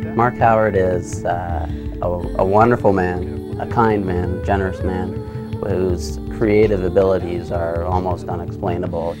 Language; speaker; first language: English; native; English